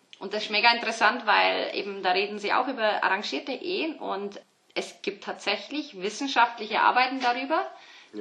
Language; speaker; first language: German; early bilingual, other home language; Turkish